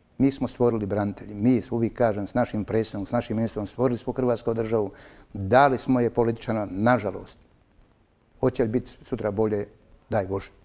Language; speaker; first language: Croatian; native; Croatian